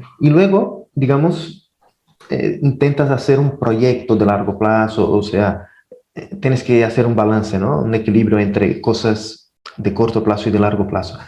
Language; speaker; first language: Spanish; non-native, fluent; Portuguese